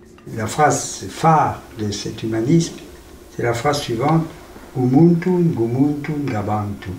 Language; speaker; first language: French; native; French